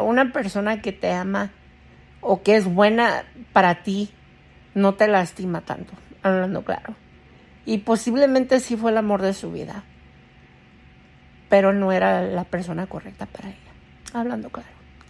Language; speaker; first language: Spanish; native; Spanish